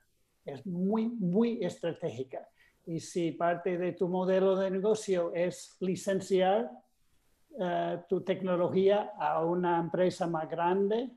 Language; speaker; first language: Spanish; non-native, fluent; English